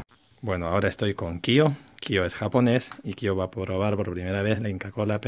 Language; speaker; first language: Spanish; native; Spanish